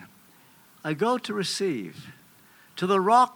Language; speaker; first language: English; native; English